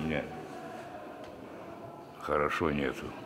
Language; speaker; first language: Russian; native; Russian